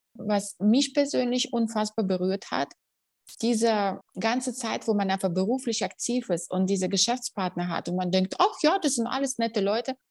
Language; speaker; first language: German; non-native, fluent; Russian